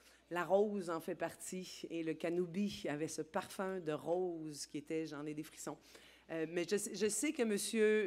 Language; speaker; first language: French; native; French